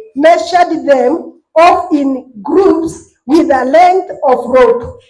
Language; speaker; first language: English; non-native, local second language; Swahili